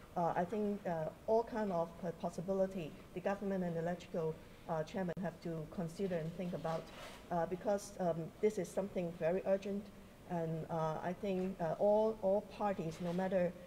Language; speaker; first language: English; non-native, local second language; Cantonese